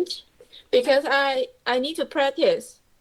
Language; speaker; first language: English; non-native, learner; Chinese